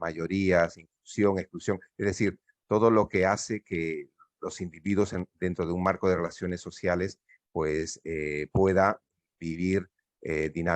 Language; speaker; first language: Spanish; native; Spanish